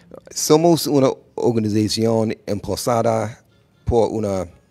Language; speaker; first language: Spanish; non-native, learner; English